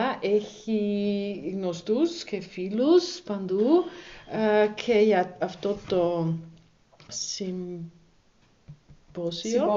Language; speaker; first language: Greek; non-native, learner; German